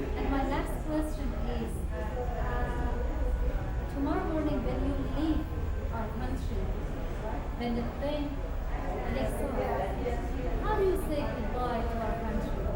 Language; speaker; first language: English; non-native, fluent; Persian